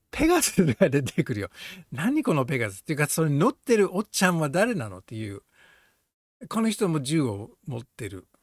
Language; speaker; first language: Japanese; non-native, fluent; English